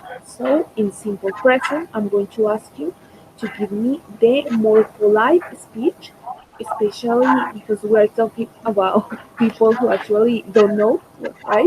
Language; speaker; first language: English; non-native, fluent; Spanish